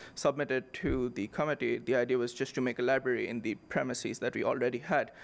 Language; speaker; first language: English; non-native, local second language; Urdu